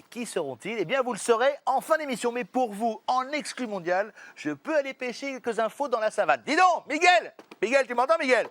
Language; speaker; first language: French; native; French